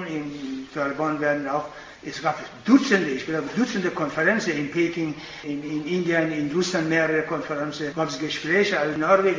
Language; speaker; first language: German; non-native, fluent; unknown